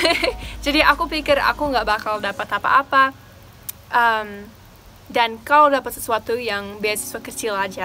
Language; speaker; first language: Indonesian; non-native, fluent; English